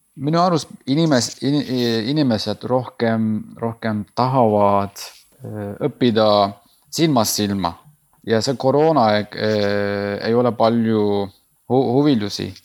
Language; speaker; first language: Estonian; non-native, learner; Turkish